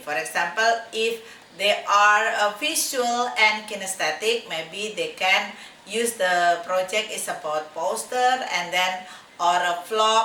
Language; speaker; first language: English; non-native, fluent; Indonesian